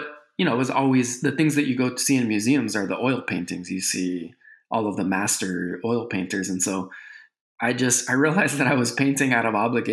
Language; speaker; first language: English; native; English